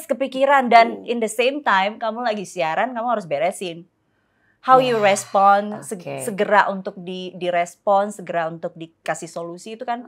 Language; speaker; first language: Indonesian; native; Indonesian